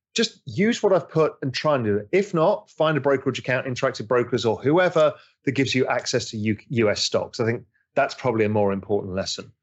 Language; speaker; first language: English; native; English